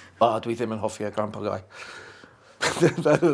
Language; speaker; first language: Welsh; non-native, learner; English